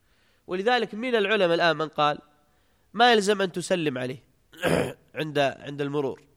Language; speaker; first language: Arabic; native; Arabic